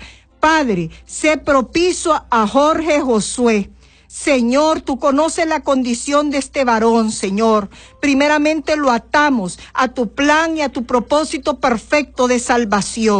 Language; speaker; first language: Spanish; native; Spanish